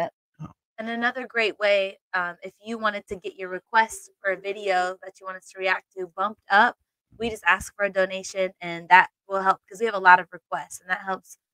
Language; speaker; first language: English; native; English